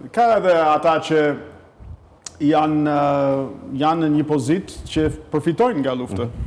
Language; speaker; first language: Albanian; non-native, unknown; English